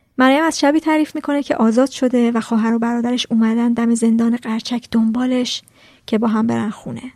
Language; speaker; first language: Persian; native; Persian